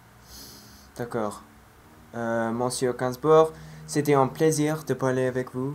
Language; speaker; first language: French; non-native, learner; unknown